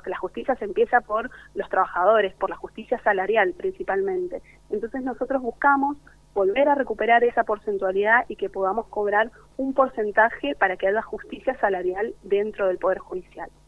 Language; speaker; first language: Spanish; native; Spanish